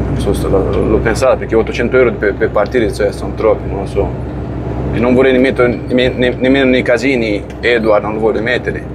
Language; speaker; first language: Italian; non-native, fluent; Romanian